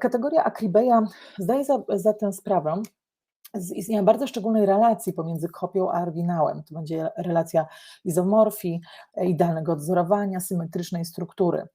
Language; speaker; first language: Polish; native; Polish